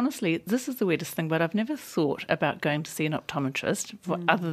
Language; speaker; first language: English; native; English